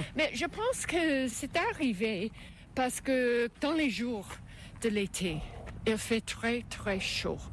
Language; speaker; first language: French; non-native, learner; English